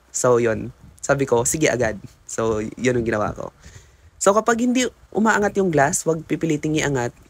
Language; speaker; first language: Filipino; native; Filipino